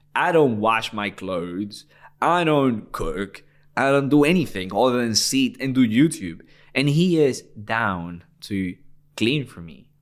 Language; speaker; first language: English; non-native, fluent; Spanish